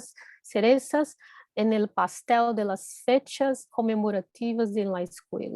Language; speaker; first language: Spanish; non-native, fluent; Portuguese